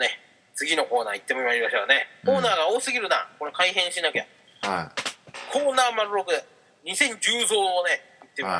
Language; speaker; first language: Japanese; native; Japanese